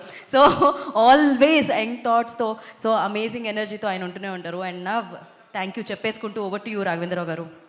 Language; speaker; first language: Telugu; native; Telugu